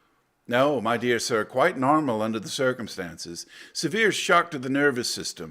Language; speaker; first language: English; native; English